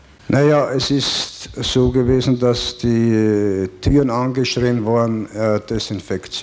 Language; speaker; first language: German; native; German